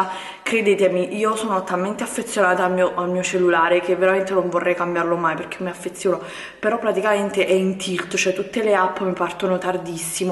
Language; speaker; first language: Italian; native; Italian